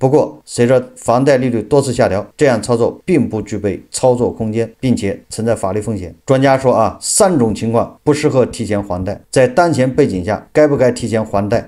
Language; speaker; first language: Chinese; native; Chinese